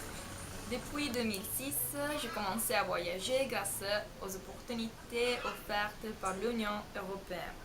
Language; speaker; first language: French; non-native, learner; Italian